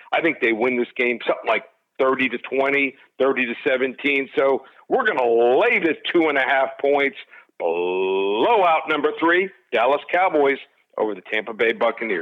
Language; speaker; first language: English; native; English